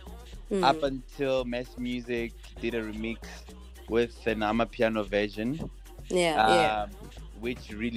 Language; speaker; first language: English; non-native, local second language; Zulu